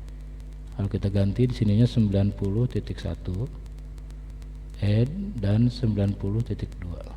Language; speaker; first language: Indonesian; native; Indonesian